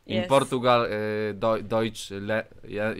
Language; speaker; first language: English; non-native, learner; Polish